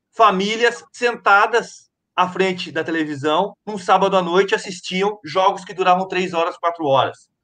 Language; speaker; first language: Portuguese; native; Portuguese